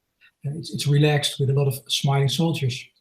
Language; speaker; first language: English; non-native, fluent; Dutch